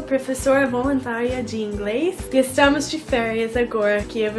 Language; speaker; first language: Portuguese; non-native, fluent; English